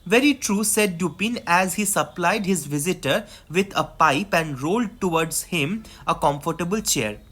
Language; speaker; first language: English; non-native, local second language; Bangla